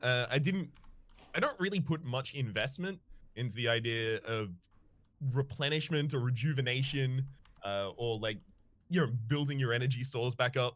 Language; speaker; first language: English; native; English